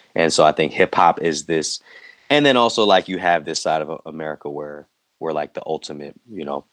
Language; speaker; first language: English; native; English